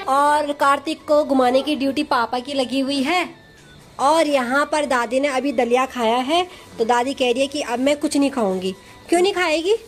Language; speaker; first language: Hindi; native; Hindi